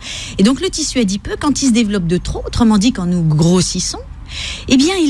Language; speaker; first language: French; native; French